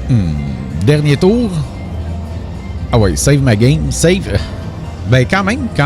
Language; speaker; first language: French; native; French